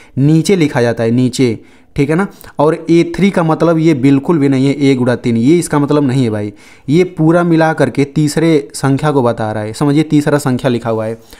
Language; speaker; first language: Hindi; native; Hindi